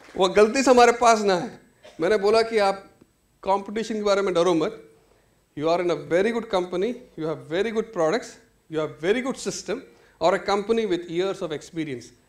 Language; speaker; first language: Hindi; non-native, local second language; Malayalam